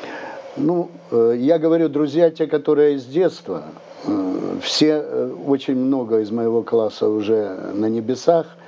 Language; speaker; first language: Russian; native; Russian